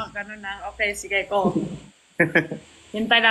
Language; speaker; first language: Filipino; non-native, learner; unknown